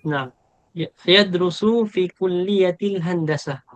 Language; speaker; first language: Arabic; non-native, fluent; Filipino